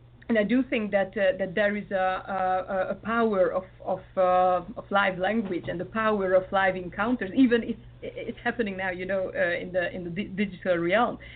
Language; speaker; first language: English; non-native, fluent; Hungarian